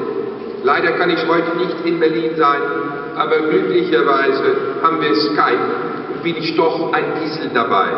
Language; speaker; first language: German; non-native, fluent; Dutch